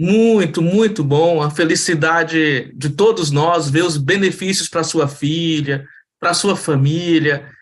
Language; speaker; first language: Portuguese; native; Portuguese